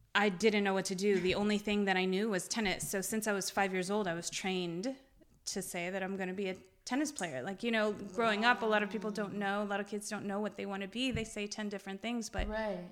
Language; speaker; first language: English; early bilingual, other home language; Armenian